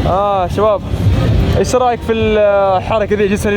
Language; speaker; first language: Arabic; native; Arabic